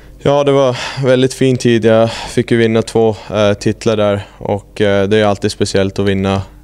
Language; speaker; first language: Swedish; non-native, fluent; German